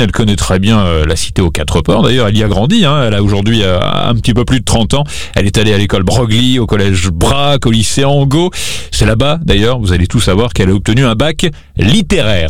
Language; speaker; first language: French; native; French